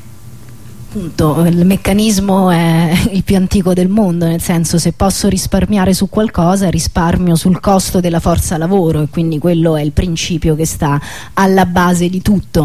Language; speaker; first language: Italian; native; Italian